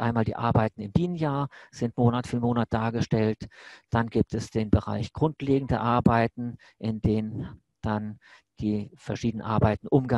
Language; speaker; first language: German; native; German